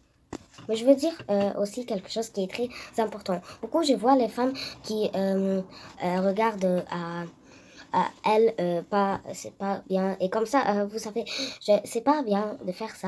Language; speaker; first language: French; non-native, learner; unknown